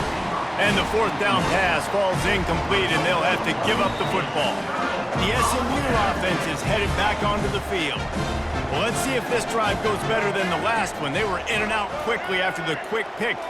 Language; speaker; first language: English; native; English